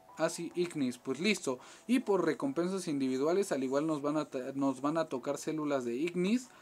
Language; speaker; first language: Spanish; native; Spanish